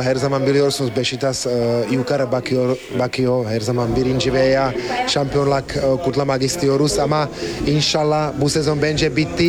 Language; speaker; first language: Turkish; non-native, learner; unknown